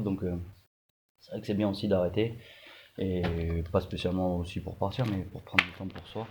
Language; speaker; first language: French; native; French